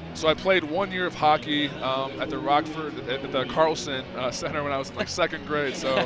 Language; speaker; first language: English; native; English